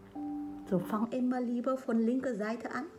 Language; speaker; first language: German; non-native, learner; Vietnamese